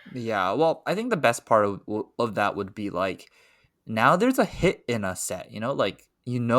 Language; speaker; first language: English; native; English